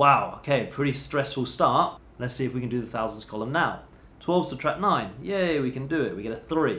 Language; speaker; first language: English; native; English